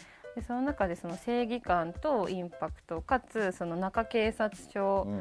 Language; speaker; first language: Japanese; native; Japanese